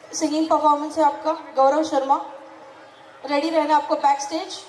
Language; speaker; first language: Hindi; non-native, local second language; Marathi